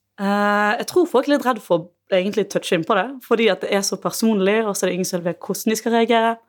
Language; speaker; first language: Norwegian; native; Norwegian